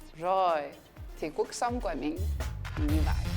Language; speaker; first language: Vietnamese; non-native, learner; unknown